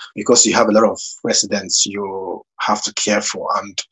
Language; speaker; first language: English; non-native, local second language; Igbo